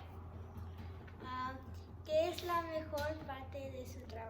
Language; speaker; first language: Spanish; non-native, learner; English